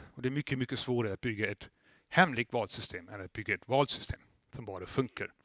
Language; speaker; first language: Swedish; non-native, fluent; German